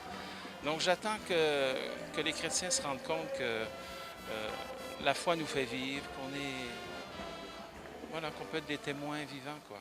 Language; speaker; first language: French; native; French